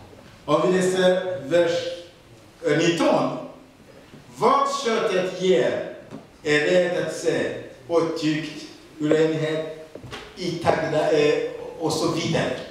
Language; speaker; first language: Swedish; non-native, fluent; Rundi